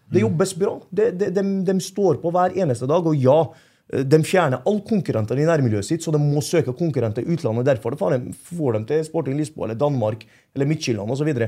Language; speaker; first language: Norwegian; non-native, fluent; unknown